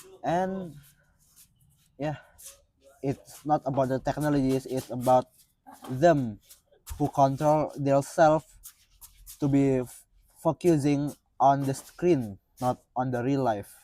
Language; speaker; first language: English; non-native, fluent; Indonesian